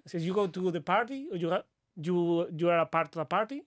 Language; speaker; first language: English; non-native, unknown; Spanish